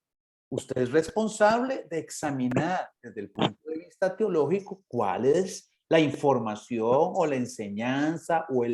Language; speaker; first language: Spanish; native; Spanish